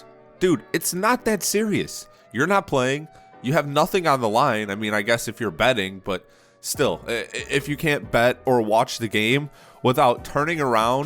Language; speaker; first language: English; native; English